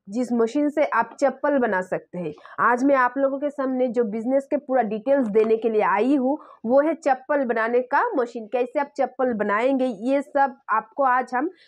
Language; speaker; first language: Hindi; non-native, local second language; Bangla